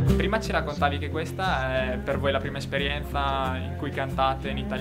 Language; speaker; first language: Italian; native; Italian